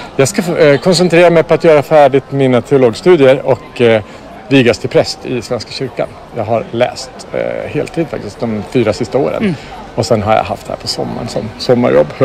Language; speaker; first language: Swedish; native; Swedish